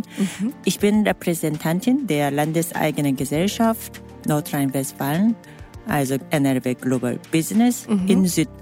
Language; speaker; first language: German; non-native, fluent; Korean